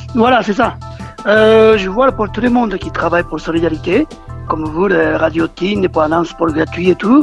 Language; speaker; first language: French; non-native, learner; Japanese